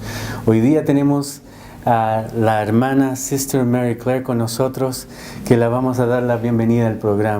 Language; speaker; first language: Spanish; native; Spanish